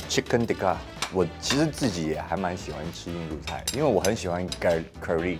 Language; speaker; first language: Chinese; non-native, local second language; Cantonese